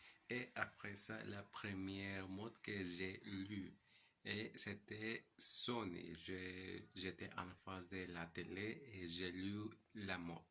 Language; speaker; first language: French; non-native, learner; Spanish